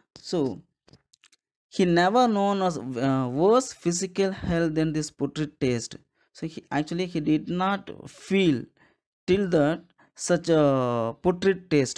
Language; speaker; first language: English; non-native, local second language; Tamil